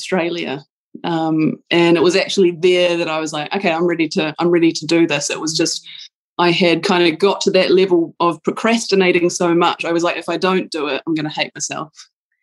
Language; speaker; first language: English; native; English